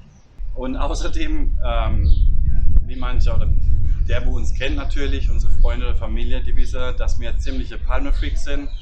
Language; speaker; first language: German; native; German